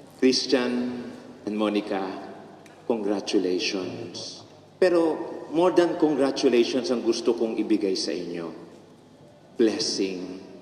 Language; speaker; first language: Filipino; native; Filipino